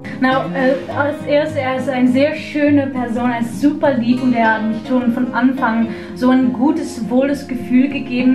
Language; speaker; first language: German; non-native, fluent; Dutch